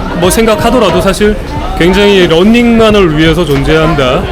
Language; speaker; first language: Korean; native; Korean